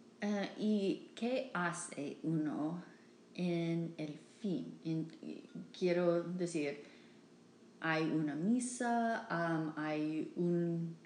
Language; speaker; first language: Spanish; non-native, learner; English